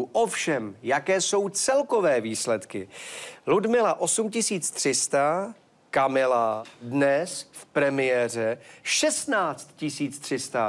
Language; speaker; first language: Czech; native; Czech